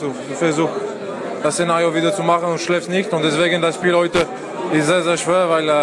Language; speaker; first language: German; non-native, fluent; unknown